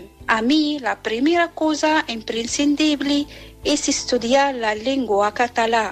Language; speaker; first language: Catalan; non-native, learner; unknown